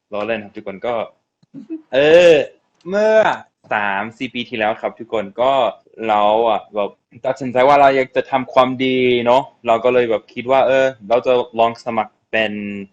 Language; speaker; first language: Thai; non-native, fluent; English